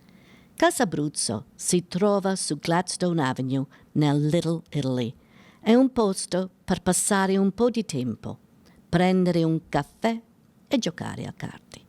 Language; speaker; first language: Italian; early bilingual, heritage; Italian